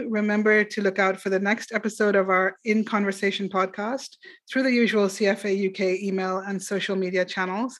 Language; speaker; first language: English; non-native, local second language; Urdu